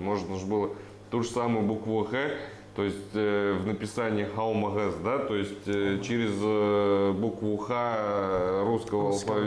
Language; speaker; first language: Russian; native; Russian